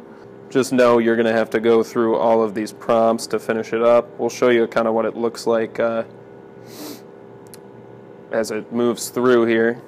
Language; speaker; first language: English; native; English